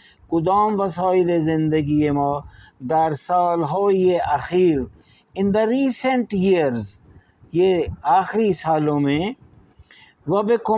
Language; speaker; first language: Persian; non-native, fluent; Urdu